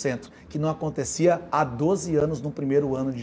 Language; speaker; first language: Portuguese; native; Portuguese